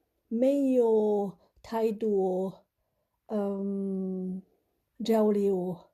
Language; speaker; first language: Chinese; non-native, learner; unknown